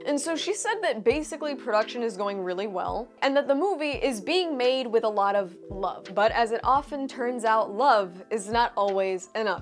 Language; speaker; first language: English; native; English